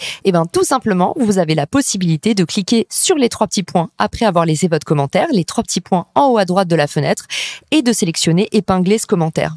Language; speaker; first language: French; native; French